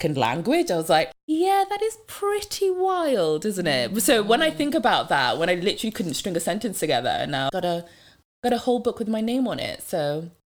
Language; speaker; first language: English; non-native, local second language; French